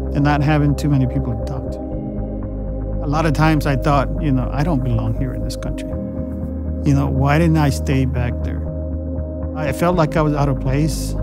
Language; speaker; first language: English; early bilingual, other home language; Spanish